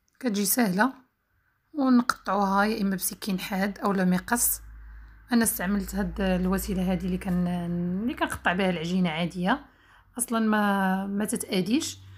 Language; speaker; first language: Arabic; native; Arabic